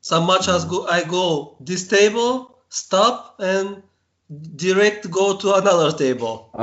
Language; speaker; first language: English; non-native, learner; Bulgarian